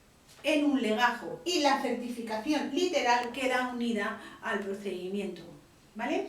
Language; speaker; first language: Spanish; native; Spanish